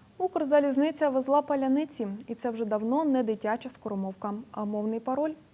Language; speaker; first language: Ukrainian; native; Ukrainian